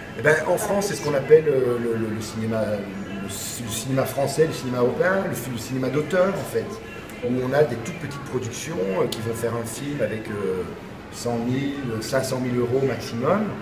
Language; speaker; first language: French; native; French